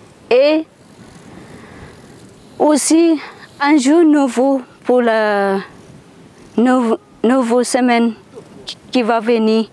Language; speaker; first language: French; non-native, fluent; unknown